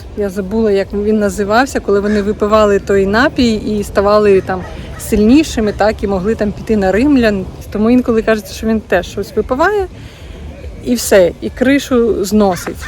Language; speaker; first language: Ukrainian; native; Ukrainian